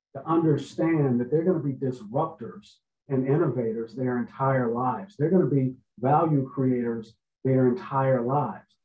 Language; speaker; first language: English; native; English